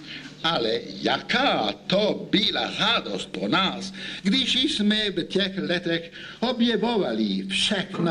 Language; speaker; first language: Czech; non-native, learner; Italian